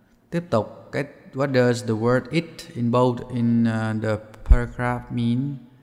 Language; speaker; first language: English; non-native, fluent; Vietnamese